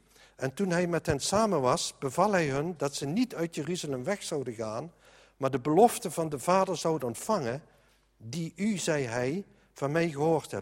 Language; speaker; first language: Dutch; native; Dutch